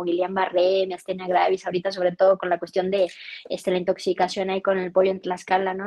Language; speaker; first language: Spanish; native; Spanish